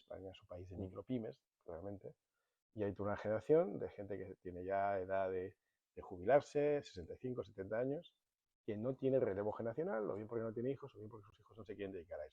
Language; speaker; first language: Spanish; native; Spanish